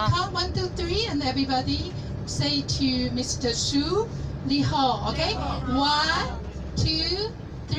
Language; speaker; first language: English; non-native, learner; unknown